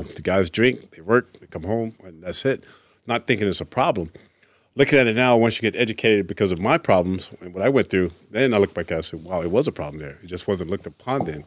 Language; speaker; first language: English; native; English